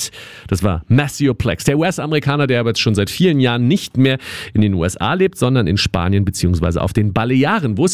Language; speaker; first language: German; native; German